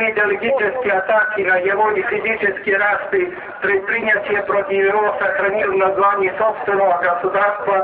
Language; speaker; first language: Russian; non-native, fluent; Serbian